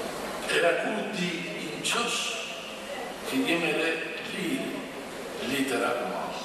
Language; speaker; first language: French; non-native, fluent; Spanish